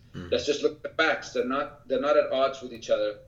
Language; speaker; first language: English; early bilingual, other home language; Spanish